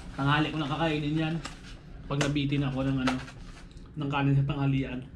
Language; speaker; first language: Filipino; non-native, local second language; Hiligaynon